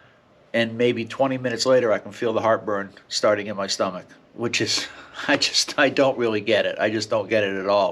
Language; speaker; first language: English; native; English